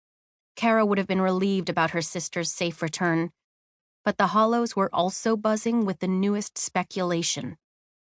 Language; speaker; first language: English; native; English